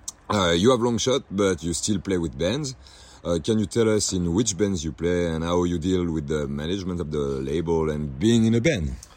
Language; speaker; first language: English; non-native, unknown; French